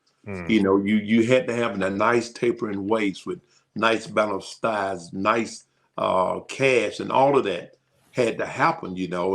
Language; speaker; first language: English; native; English